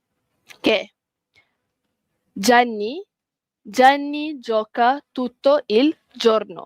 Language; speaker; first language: Italian; non-native, fluent; Malay